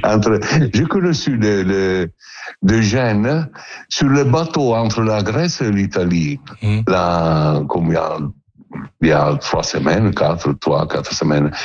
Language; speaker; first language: French; non-native, learner; Italian